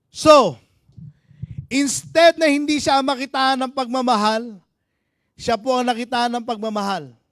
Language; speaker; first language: Filipino; native; Filipino